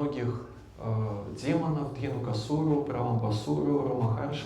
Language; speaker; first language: Russian; native; Russian